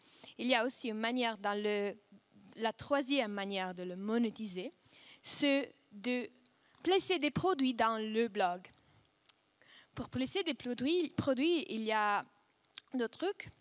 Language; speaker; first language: French; non-native, fluent; Russian